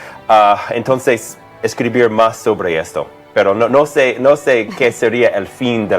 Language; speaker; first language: Spanish; non-native, fluent; English